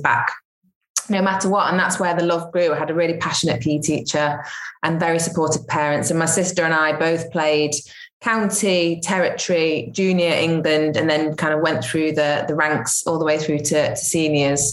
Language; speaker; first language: English; native; English